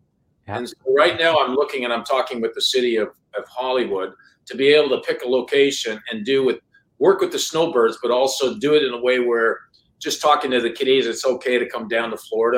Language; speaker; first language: English; non-native, fluent; French